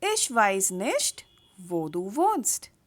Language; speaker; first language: German; non-native, fluent; Hindi